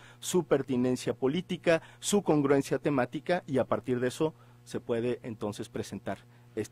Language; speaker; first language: Spanish; native; Spanish